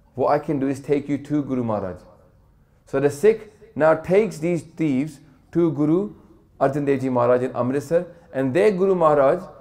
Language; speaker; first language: English; early bilingual, other home language; Punjabi